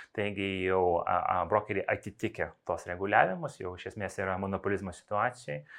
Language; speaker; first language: Lithuanian; non-native, local second language; Russian